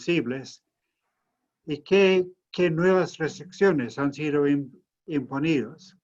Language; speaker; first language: Spanish; non-native, fluent; English